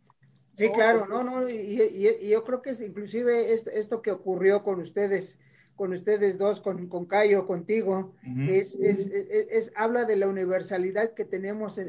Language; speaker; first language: Spanish; native; Spanish